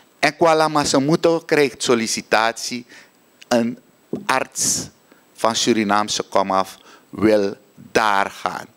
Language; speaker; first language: Dutch; native; Dutch